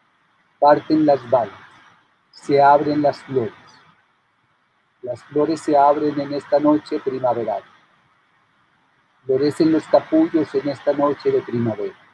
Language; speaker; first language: Spanish; native; Spanish